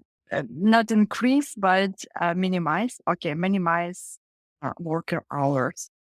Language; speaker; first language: English; non-native, learner; Russian